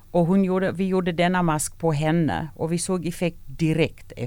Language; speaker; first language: Swedish; non-native, fluent; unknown